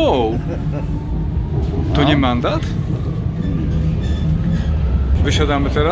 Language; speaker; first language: Polish; native; Polish